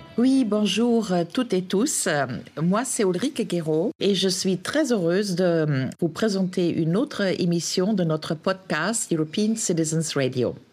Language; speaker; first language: French; non-native, fluent; German